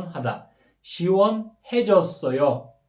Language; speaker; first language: Korean; non-native, fluent; Kyrgyz